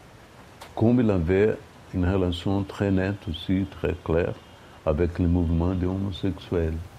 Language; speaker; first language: French; non-native, fluent; Portuguese